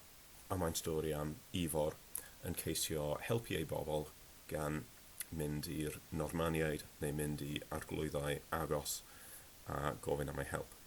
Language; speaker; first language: Welsh; non-native, learner; English